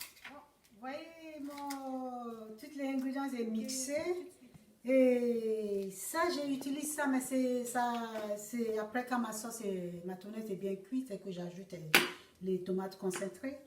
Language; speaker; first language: French; non-native, learner; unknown